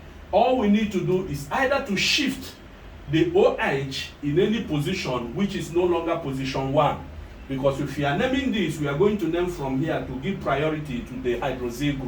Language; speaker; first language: English; non-native, local second language; Igbo